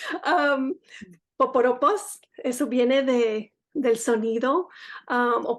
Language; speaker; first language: Spanish; early bilingual, heritage; Spanish